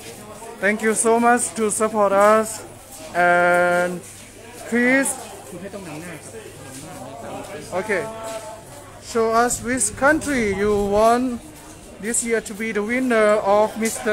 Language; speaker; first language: English; non-native, learner; Thai